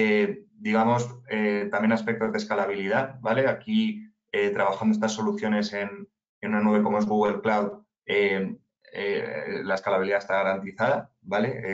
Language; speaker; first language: Spanish; native; Spanish